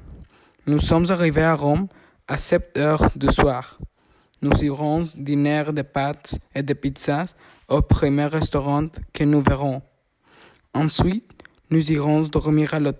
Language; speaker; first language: French; non-native, learner; Spanish